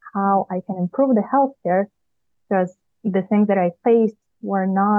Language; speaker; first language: English; non-native, fluent; Ukrainian